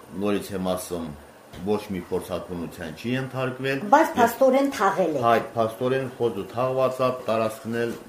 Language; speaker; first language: Armenian; native; Armenian